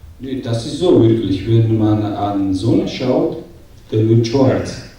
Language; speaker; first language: German; non-native, learner; Georgian